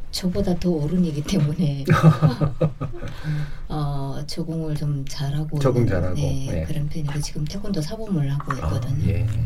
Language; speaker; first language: Korean; native; Korean